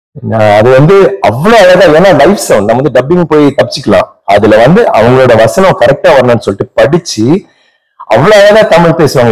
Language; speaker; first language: Tamil; native; Tamil